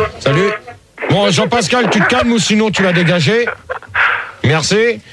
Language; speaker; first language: French; native; French